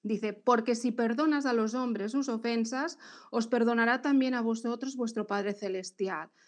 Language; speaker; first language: Spanish; non-native, local second language; Catalan